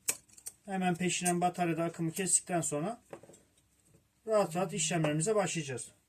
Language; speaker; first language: Turkish; native; Turkish